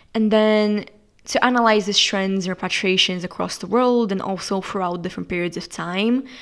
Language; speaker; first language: English; non-native, fluent; Portuguese